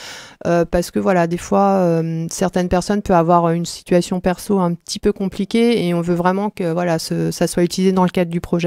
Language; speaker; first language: French; native; French